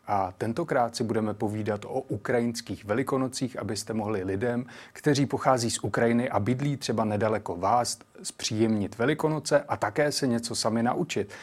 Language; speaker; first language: Czech; native; Czech